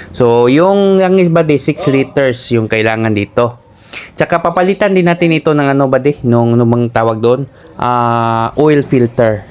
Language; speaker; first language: Filipino; non-native, local second language; Cebuano